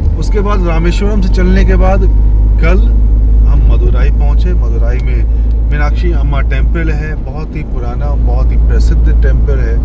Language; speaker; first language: Hindi; native; Hindi